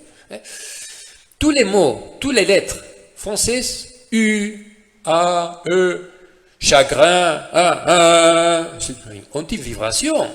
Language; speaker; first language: French; non-native, fluent; Spanish